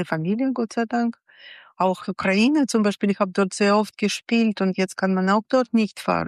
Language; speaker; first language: German; non-native, fluent; Russian